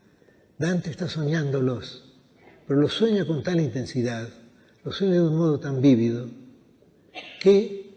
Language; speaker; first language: Spanish; native; Spanish